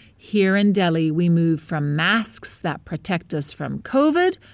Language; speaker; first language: English; native; English